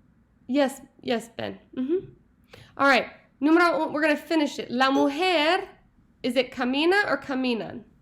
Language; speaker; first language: Spanish; non-native, learner; English